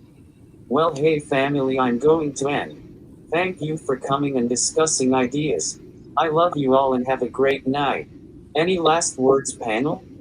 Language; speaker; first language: English; native; English